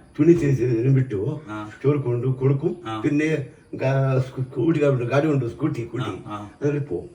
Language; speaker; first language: Malayalam; non-native, learner; Kannada